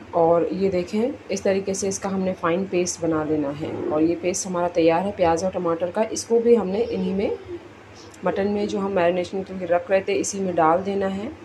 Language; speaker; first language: Hindi; native; Hindi